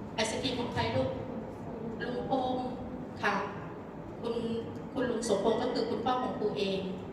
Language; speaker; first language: Thai; non-native, local second language; Northeastern Thai